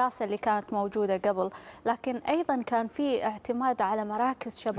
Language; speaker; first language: Arabic; native; Arabic